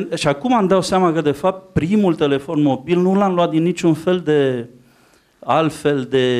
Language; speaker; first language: Romanian; native; Romanian